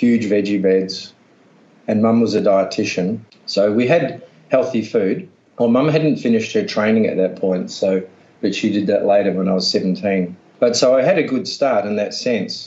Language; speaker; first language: English; native; English